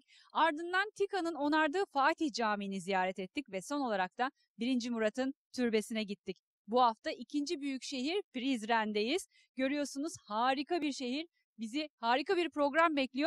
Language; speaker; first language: Turkish; native; Turkish